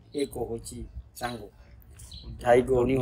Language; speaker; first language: Japanese; non-native, learner; Thai